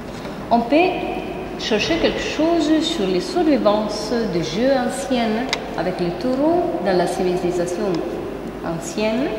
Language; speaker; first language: French; non-native, fluent; Italian